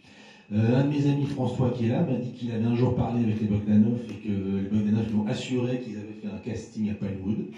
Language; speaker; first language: French; native; French